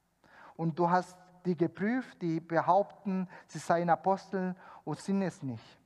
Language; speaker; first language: German; non-native, fluent; Spanish